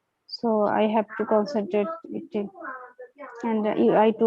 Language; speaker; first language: English; non-native, learner; Bangla